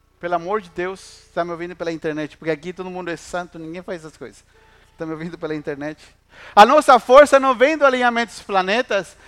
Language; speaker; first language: Portuguese; non-native, fluent; Spanish